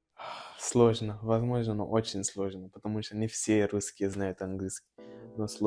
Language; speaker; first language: Russian; non-native, learner; Nyanja